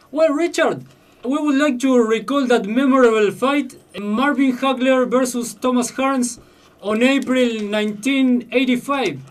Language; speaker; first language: English; non-native, fluent; Spanish